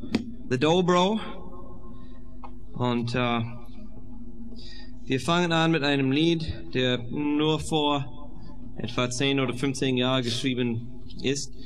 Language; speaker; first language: German; non-native, fluent; English